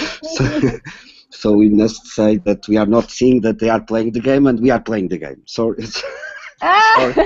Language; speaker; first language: English; non-native, learner; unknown